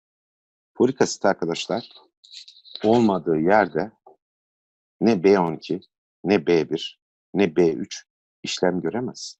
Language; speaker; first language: Turkish; native; Turkish